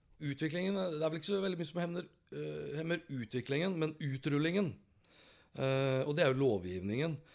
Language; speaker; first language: Norwegian; native; Norwegian